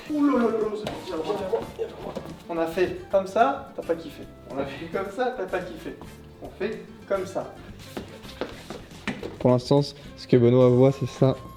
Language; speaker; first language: French; native; French